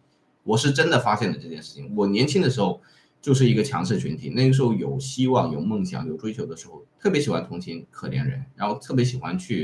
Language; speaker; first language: Chinese; native; Chinese